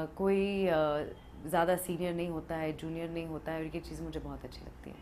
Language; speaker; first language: Hindi; early bilingual, heritage; English